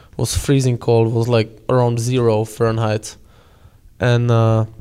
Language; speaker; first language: English; non-native, fluent; Czech